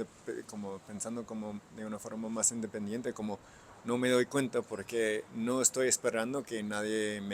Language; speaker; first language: Spanish; non-native, fluent; English